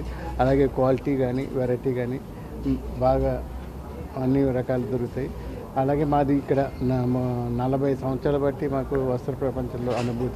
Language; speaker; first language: Telugu; native; Telugu